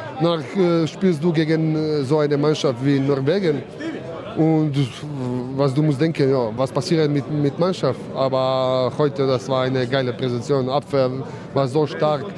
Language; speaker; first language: German; non-native, learner; Croatian